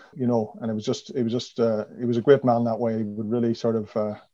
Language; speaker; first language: English; native; English